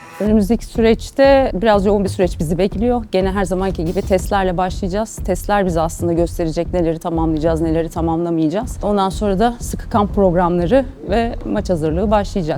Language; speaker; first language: Turkish; native; Turkish